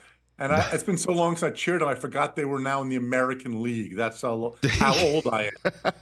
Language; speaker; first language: English; native; English